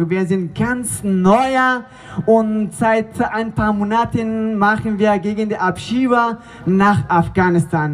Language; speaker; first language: German; non-native, learner; Persian